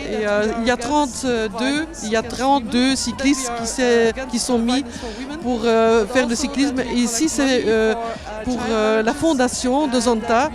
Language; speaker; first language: French; non-native, fluent; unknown